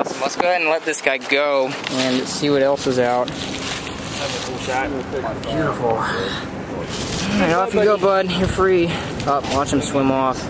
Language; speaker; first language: English; native; English